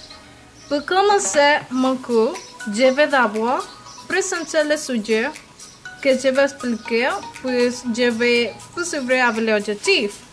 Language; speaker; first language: French; non-native, learner; Spanish